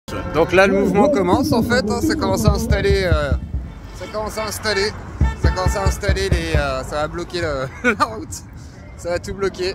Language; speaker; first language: French; native; French